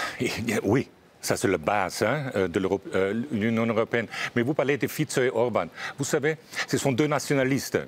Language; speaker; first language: French; non-native, fluent; German